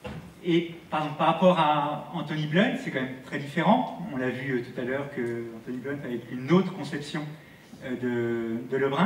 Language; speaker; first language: French; native; French